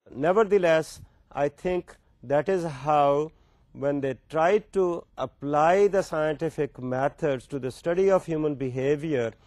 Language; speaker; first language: English; non-native, local second language; Urdu